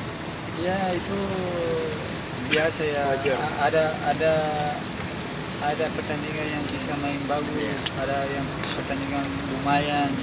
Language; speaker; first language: Indonesian; non-native, fluent; Spanish